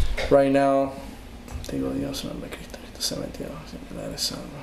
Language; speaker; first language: Spanish; native; Spanish